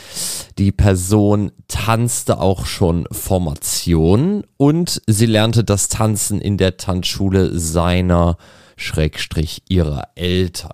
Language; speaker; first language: German; native; German